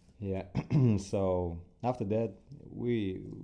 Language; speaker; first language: English; non-native, fluent; Ukrainian